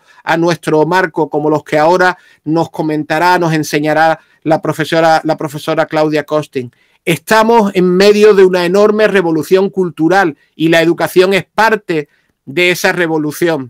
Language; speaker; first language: Spanish; native; Spanish